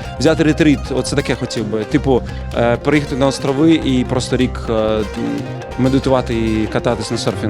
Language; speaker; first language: Ukrainian; native; Ukrainian